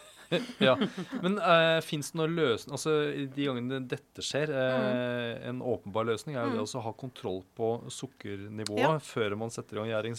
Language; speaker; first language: Norwegian; native; Norwegian